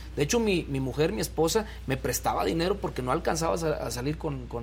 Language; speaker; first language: Spanish; native; Spanish